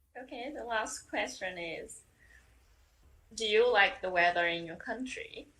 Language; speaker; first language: English; non-native, fluent; Vietnamese